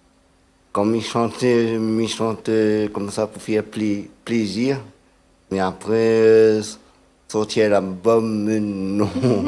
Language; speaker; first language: French; non-native, local second language; Réunion Creole French